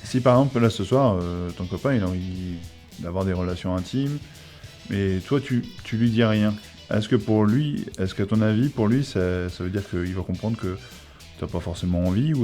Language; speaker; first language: French; native; French